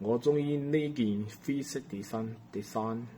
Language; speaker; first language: Cantonese; non-native, learner; Chinese